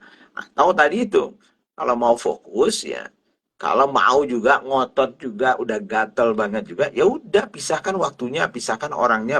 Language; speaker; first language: Indonesian; native; Indonesian